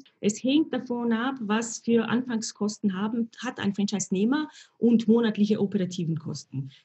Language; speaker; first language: German; non-native, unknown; Slovenian